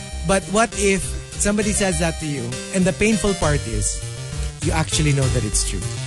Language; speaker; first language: English; non-native, local second language; Filipino